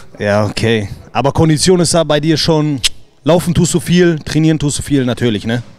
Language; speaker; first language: German; native; German